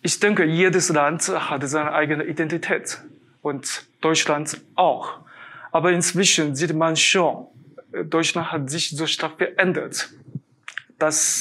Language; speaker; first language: German; non-native, fluent; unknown